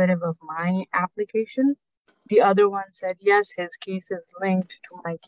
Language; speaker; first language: English; non-native, local second language; Nepali